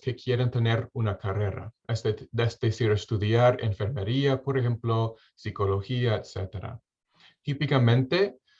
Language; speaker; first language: Spanish; non-native, fluent; English